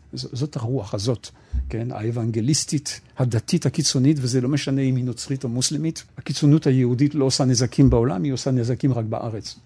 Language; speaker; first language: Hebrew; non-native, fluent; French